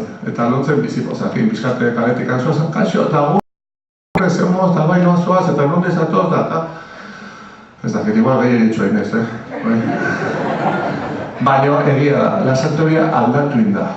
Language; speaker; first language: Basque; native; Basque